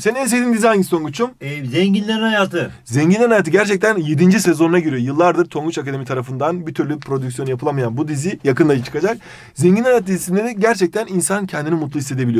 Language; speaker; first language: Turkish; native; Turkish